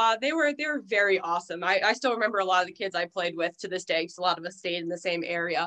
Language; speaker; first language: English; native; English